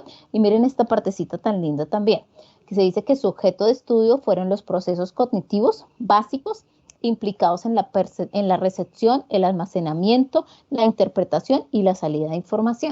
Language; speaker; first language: Spanish; native; Spanish